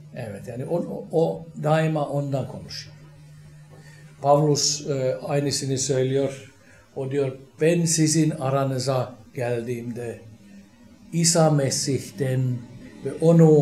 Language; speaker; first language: Turkish; non-native, fluent; Finnish